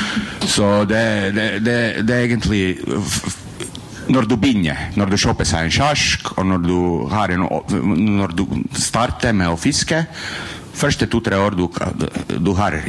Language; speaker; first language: Norwegian; non-native, learner; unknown